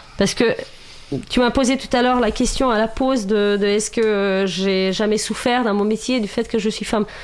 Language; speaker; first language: French; non-native, fluent; Romanian